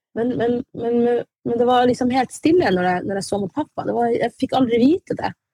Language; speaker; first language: Norwegian; early bilingual, other home language; Arabic